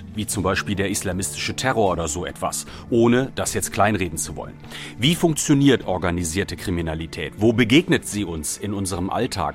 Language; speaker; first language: German; native; German